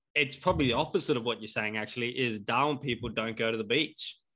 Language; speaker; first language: English; native; English